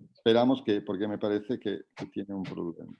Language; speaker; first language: Spanish; non-native, fluent; Italian